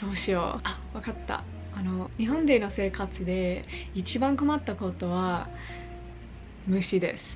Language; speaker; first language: Japanese; non-native, learner; English